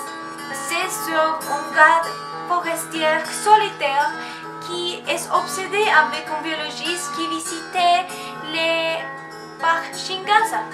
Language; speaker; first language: French; non-native, learner; Spanish